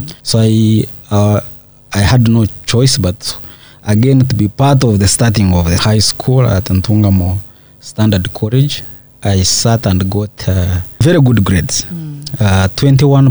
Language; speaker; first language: English; non-native, local second language; Nyankole